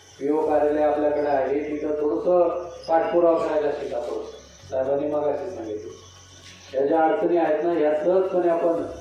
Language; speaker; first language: Marathi; native; Marathi